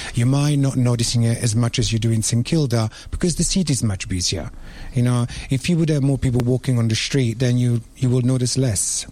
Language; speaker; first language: English; non-native, fluent; Italian